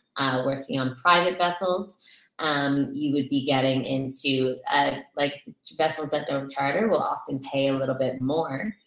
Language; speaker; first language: English; native; English